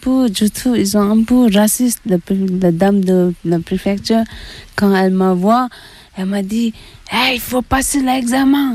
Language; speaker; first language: French; non-native, learner; Tibetan